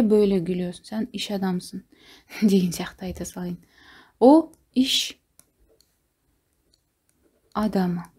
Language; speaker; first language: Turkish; non-native, fluent; Kazakh